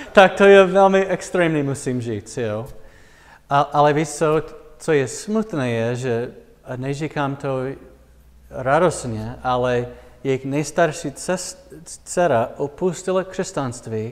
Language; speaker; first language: Czech; non-native, fluent; English